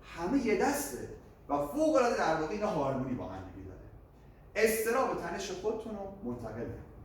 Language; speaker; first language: Persian; native; Persian